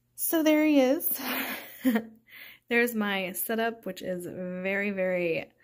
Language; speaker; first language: English; native; English